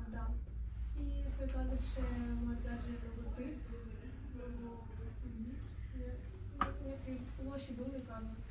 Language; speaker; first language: Bulgarian; non-native, learner; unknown